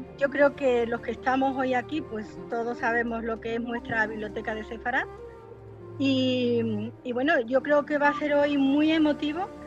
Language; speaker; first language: Spanish; native; Spanish